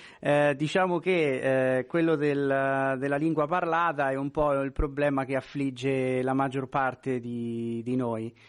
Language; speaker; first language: Italian; native; Italian